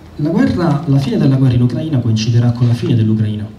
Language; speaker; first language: Italian; native; Italian